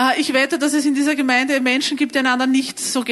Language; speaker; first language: German; native; German